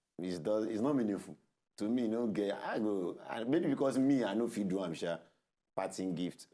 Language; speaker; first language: Nigerian Pidgin; non-native, local second language; Yoruba